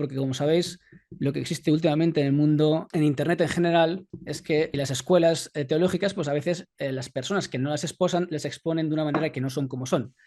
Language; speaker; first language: Spanish; native; Spanish